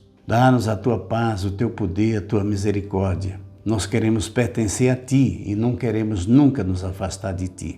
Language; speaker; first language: Portuguese; native; Portuguese